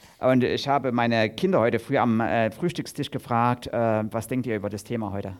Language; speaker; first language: German; native; German